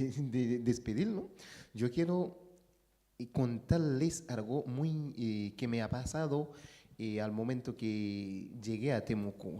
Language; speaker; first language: Spanish; non-native, fluent; Haitian Creole